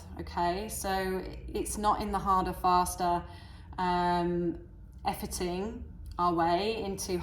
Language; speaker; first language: English; native; English